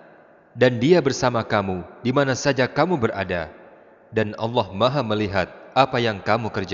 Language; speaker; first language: Indonesian; native; Indonesian